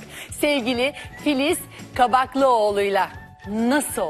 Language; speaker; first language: Turkish; native; Turkish